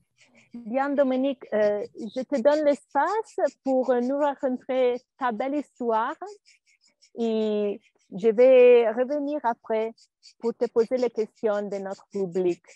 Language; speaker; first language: French; non-native, learner; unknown